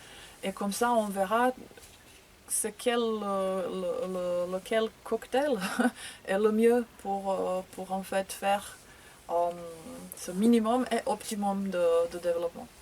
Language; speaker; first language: French; non-native, fluent; Croatian